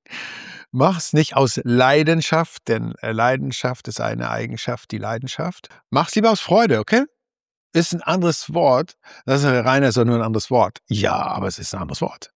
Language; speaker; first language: German; native; German